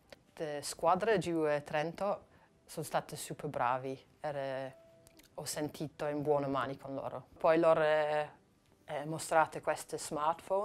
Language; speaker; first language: Italian; non-native, learner; English